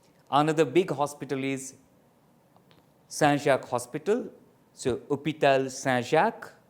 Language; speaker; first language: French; non-native, fluent; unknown